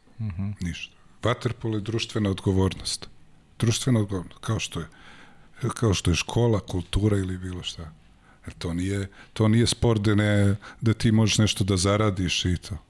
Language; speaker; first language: Serbian; native; Serbian